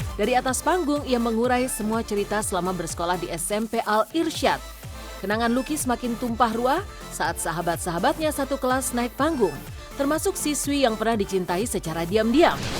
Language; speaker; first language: Indonesian; native; Indonesian